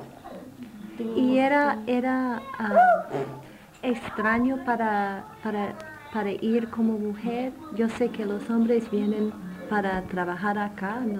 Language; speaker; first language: Spanish; non-native, fluent; English